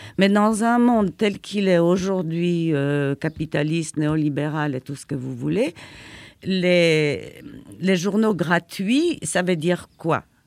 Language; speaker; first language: French; non-native, fluent; Polish